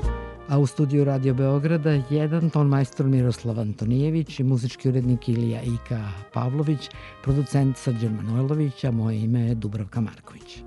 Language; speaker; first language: Serbian; native; Serbian